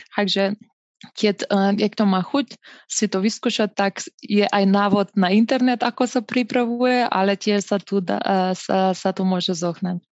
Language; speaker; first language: Slovak; non-native, fluent; Macedonian